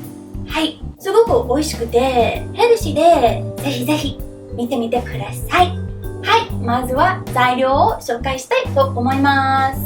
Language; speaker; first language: Japanese; non-native, learner; English